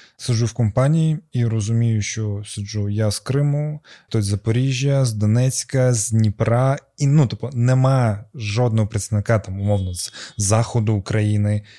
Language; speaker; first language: Ukrainian; non-native, local second language; Russian